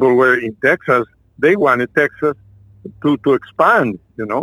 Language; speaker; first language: English; non-native, fluent; French